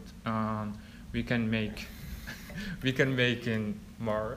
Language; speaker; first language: English; non-native, learner; Mongolian